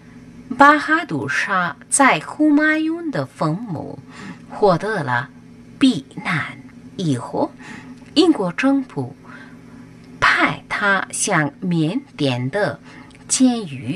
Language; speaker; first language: Chinese; non-native, fluent; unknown